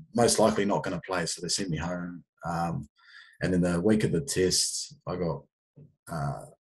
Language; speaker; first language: English; native; English